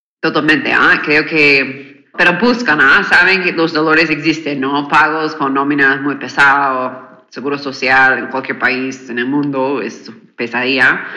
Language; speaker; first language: Spanish; non-native, fluent; English